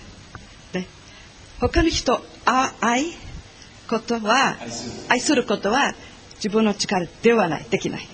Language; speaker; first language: Japanese; non-native, learner; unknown